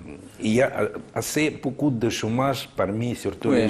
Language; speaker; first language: French; non-native, fluent; Russian